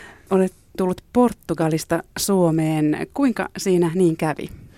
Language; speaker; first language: Finnish; native; Finnish